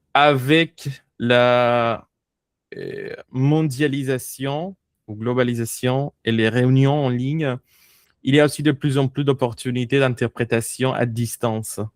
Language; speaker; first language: French; non-native, fluent; Spanish